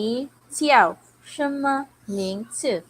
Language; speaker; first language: Chinese; non-native, learner; Filipino